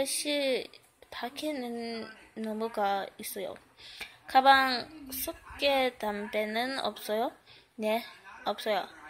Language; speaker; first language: Korean; non-native, learner; English